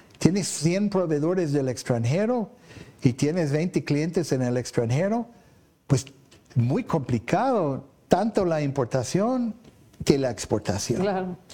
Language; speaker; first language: Spanish; non-native, fluent; English